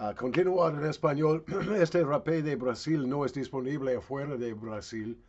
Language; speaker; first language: Spanish; non-native, learner; English